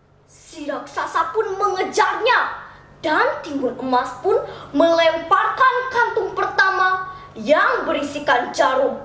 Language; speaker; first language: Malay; non-native, local second language; Balinese